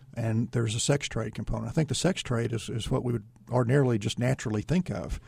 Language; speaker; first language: English; native; English